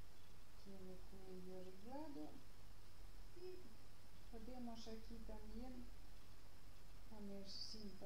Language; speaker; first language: Spanish; non-native, learner; Russian